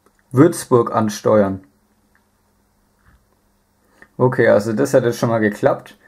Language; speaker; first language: German; native; German